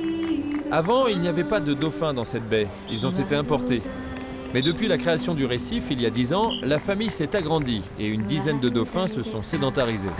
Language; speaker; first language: French; native; French